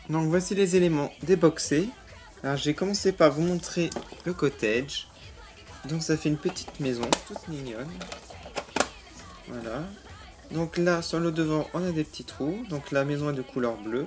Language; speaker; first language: French; native; French